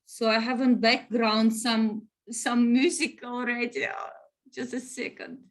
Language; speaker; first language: English; non-native, learner; Russian